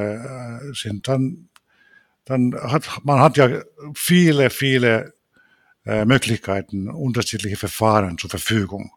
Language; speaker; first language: German; non-native, fluent; Finnish